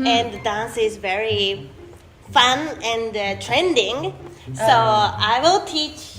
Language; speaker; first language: English; non-native, fluent; Japanese